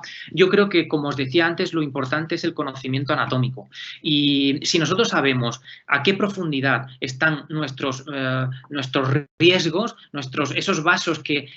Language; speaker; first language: Spanish; native; Spanish